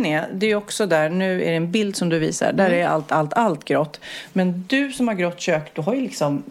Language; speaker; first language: Swedish; native; Swedish